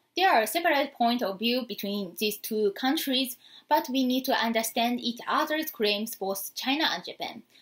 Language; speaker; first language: English; non-native, fluent; Japanese